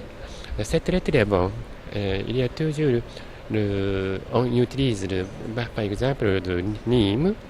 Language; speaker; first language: French; non-native, learner; Japanese